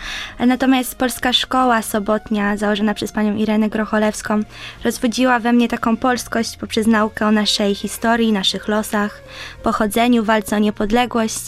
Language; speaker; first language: Polish; early bilingual, heritage; Polish